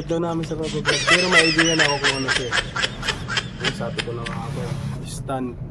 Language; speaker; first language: Filipino; native; Filipino